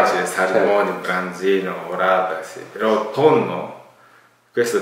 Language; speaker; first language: Italian; non-native, learner; Japanese